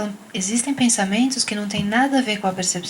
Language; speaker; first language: Portuguese; native; Portuguese